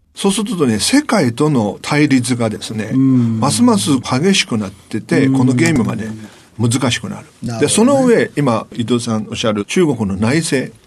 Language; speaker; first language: Japanese; non-native, fluent; Chinese